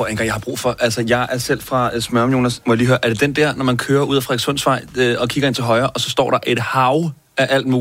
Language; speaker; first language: Danish; native; Danish